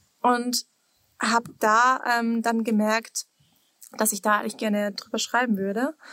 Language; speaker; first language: German; non-native, fluent; Swiss German